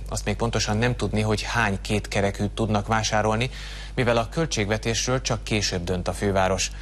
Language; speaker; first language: Hungarian; native; Hungarian